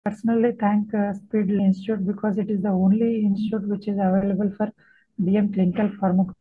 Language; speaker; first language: English; non-native, local second language; Telugu